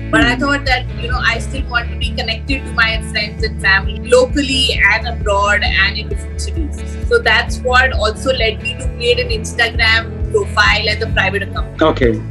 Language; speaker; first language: English; non-native, local second language; Hindi